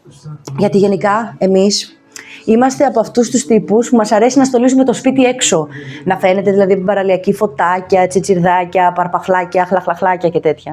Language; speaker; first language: Greek; native; Greek